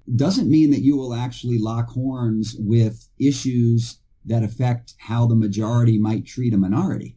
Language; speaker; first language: English; native; English